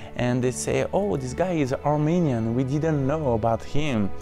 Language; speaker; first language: English; non-native, fluent; French